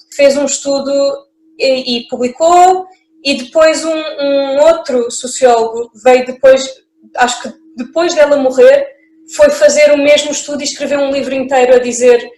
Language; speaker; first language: Portuguese; native; Portuguese